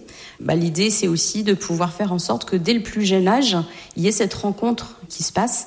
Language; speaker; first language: French; native; French